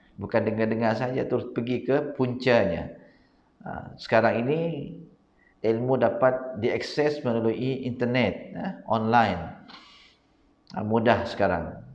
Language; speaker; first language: Malay; native; Malay